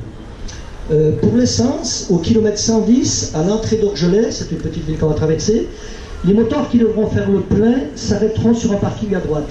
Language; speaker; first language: French; native; French